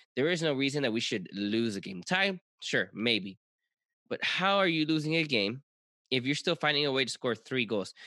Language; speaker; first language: English; early bilingual, other home language; Spanish